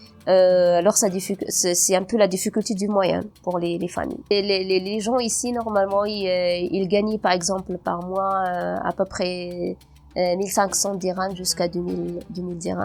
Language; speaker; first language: French; non-native, local second language; Berber languages